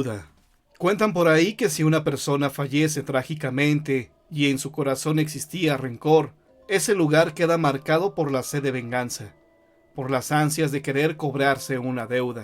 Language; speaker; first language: Spanish; native; Spanish